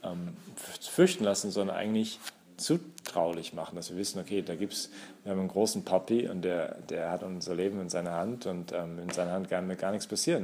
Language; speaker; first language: German; native; German